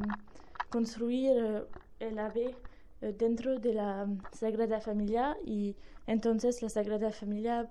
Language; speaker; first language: Spanish; non-native, learner; French